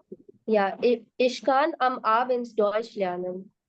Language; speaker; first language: German; non-native, learner; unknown